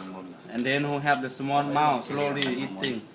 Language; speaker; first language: English; non-native, learner; Chinese